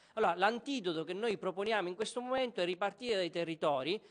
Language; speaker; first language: Italian; native; Italian